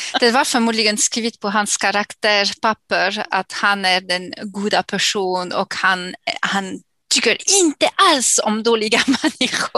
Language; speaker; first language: Swedish; non-native, fluent; English